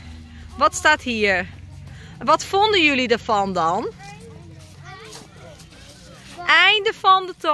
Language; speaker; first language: Dutch; native; Dutch